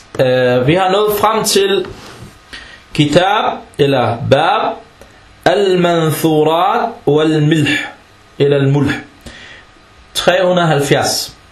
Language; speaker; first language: Danish; non-native, fluent; Arabic